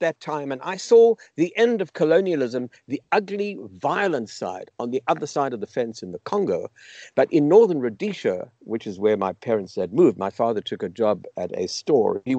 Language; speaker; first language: English; native; English